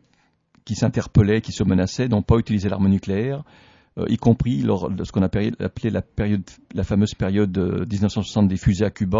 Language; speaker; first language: French; native; French